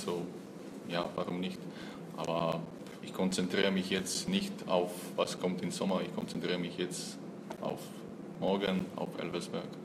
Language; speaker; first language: German; non-native, fluent; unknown